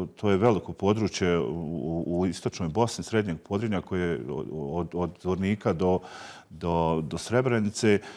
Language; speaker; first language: Croatian; native; Croatian